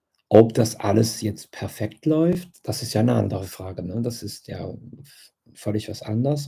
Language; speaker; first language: German; non-native, fluent; English